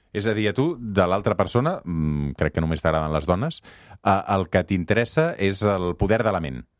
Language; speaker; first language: Catalan; native; Catalan